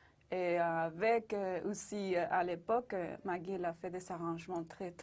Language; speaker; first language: French; non-native, fluent; Spanish